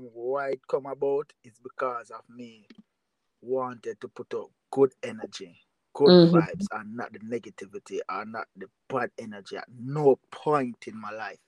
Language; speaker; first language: English; non-native, local second language; Jamaican Creole English